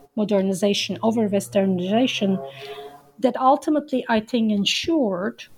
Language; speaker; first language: English; non-native, fluent; Turkish